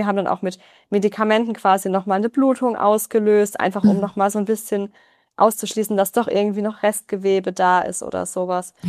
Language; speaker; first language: German; native; German